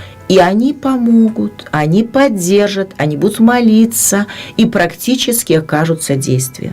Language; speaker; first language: Russian; native; Russian